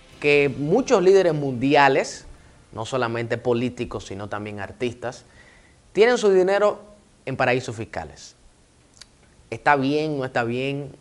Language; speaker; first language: Spanish; native; Spanish